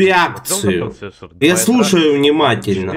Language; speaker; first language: Russian; native; Russian